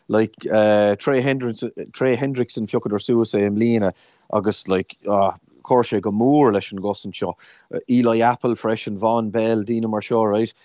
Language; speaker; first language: Irish; native; Irish